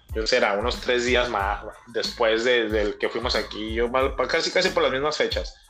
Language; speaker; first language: Spanish; native; Spanish